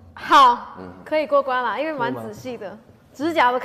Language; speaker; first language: Chinese; native; Chinese